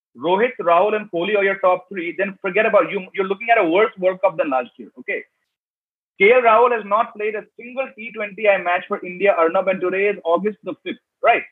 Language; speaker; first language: English; native; English